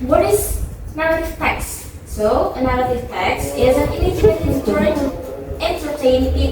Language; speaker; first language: English; non-native, learner; Indonesian